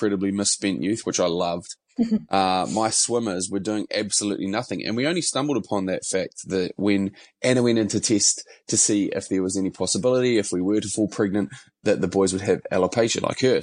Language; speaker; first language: English; native; English